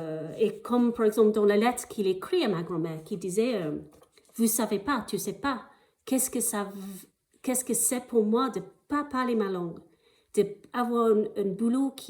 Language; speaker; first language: French; non-native, fluent; English